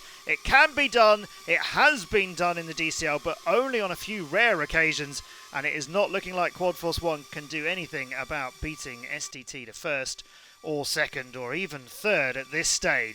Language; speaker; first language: English; native; English